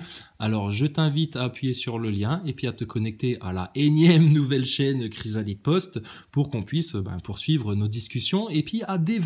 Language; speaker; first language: French; native; French